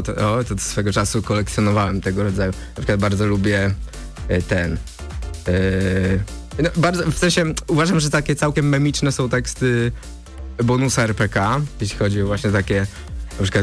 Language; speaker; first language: Polish; native; Polish